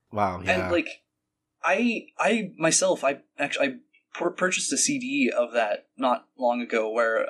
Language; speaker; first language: English; native; English